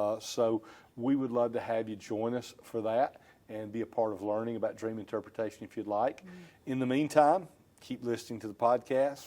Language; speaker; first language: English; native; English